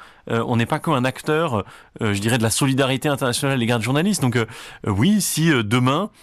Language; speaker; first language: French; native; French